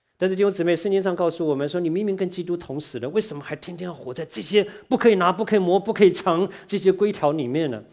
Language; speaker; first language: Chinese; native; Chinese